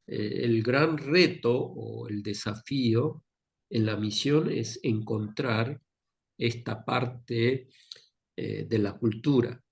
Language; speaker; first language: Spanish; non-native, fluent; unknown